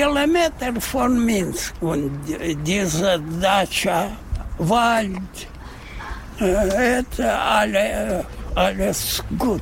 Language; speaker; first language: German; non-native, learner; Russian